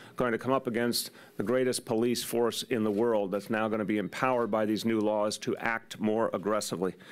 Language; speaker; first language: English; native; English